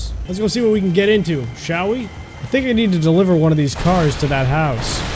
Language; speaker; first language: English; native; English